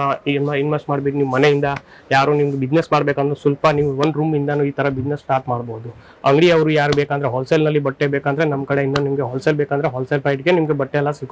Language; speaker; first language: Kannada; non-native, fluent; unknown